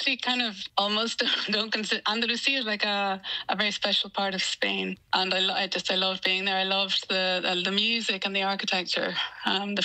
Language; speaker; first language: English; native; English